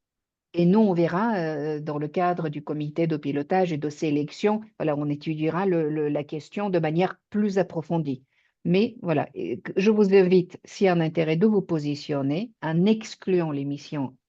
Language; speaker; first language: French; native; French